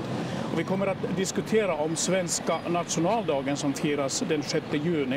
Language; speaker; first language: Swedish; non-native, local second language; Finnish